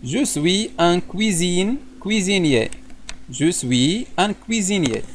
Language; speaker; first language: French; non-native, local second language; Arabic